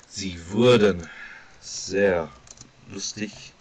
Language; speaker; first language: German; non-native, fluent; English